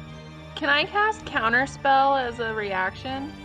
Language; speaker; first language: English; native; English